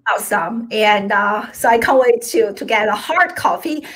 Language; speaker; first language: English; non-native, fluent; Chinese